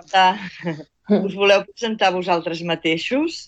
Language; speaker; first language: Catalan; native; Catalan